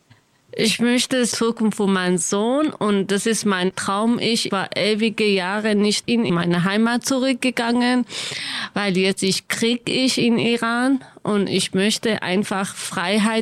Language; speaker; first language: German; non-native, learner; Kurdish